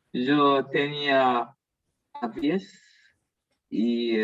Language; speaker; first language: Spanish; non-native, learner; English